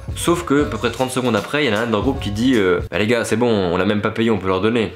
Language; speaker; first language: French; native; French